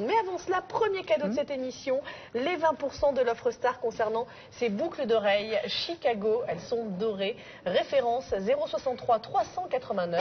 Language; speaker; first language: French; native; French